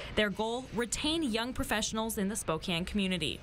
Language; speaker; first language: English; native; English